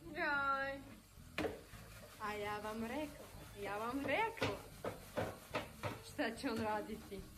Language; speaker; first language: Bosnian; non-native, learner; Russian